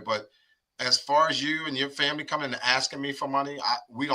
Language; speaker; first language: English; native; English